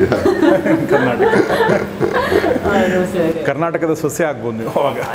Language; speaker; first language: Kannada; native; Kannada